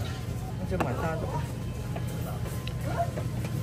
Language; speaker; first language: Chinese; non-native, local second language; Cantonese